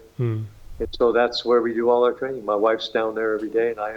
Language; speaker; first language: English; native; English